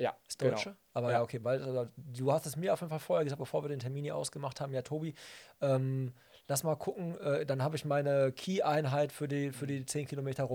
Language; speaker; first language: German; native; German